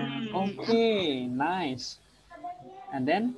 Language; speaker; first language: English; non-native, learner; Indonesian